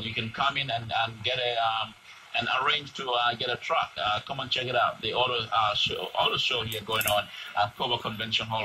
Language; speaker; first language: English; native; English